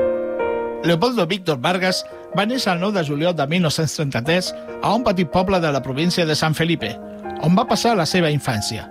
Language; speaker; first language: Catalan; native; Catalan